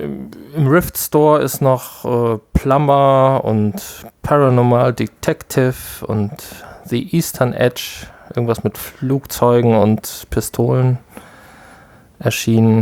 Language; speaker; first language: German; native; German